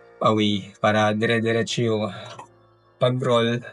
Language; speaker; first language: Filipino; native; Filipino